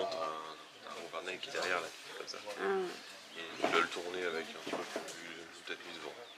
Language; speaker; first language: French; native; French